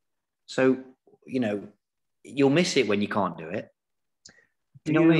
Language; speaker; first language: English; native; English